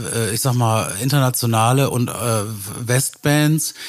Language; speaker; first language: German; native; German